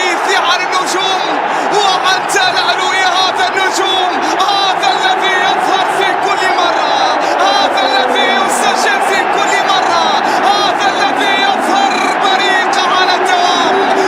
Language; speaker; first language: Arabic; native; Arabic